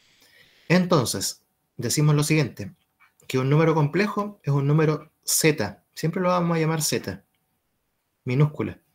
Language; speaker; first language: Spanish; native; Spanish